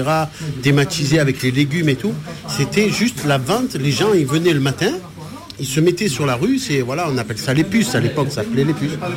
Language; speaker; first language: French; early bilingual, other home language; Arabic